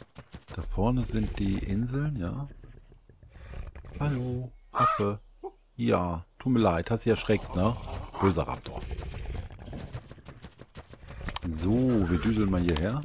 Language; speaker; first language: German; native; German